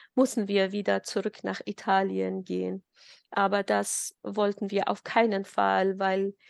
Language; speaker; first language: German; non-native, fluent; Persian